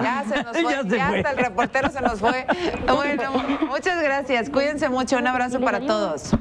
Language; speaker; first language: Spanish; native; Spanish